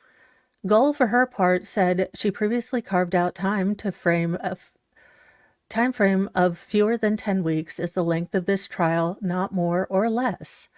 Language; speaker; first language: English; native; English